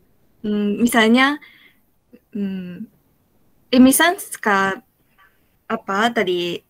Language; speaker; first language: Indonesian; non-native, learner; Japanese